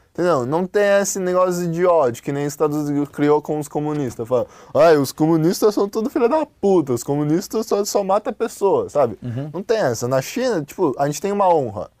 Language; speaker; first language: Portuguese; non-native, fluent; Chinese